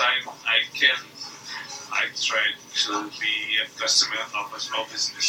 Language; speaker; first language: English; non-native, fluent; Portuguese